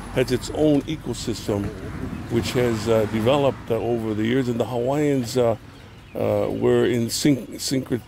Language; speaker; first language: English; native; English